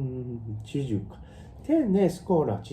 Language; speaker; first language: Portuguese; non-native, learner; Japanese